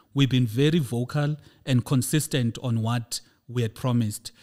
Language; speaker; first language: English; non-native, local second language; Xhosa